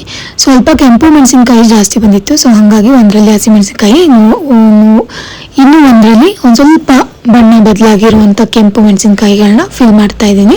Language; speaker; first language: Kannada; native; Kannada